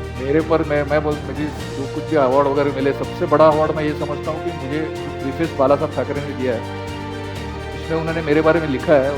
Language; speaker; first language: Hindi; non-native, local second language; Marathi